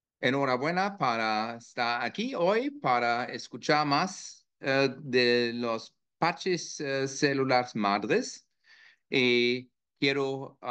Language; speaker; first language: Spanish; non-native, learner; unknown